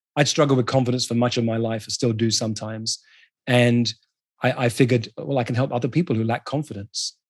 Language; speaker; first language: English; native; English